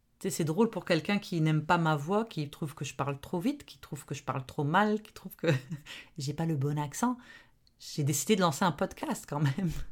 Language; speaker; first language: French; non-native, local second language; Arabic